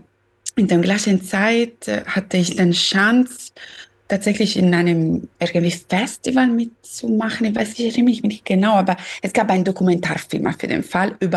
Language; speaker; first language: German; non-native, fluent; Italian